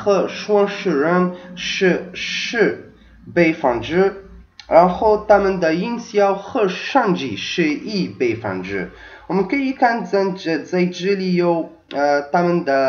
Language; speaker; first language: Chinese; non-native, learner; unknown